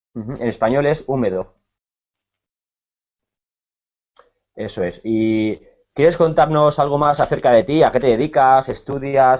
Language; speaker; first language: Spanish; native; Spanish